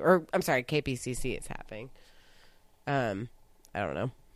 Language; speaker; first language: English; native; English